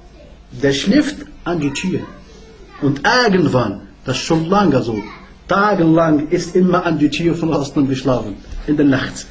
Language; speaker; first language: German; non-native, learner; Arabic